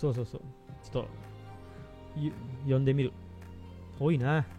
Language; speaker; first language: Japanese; non-native, fluent; Indonesian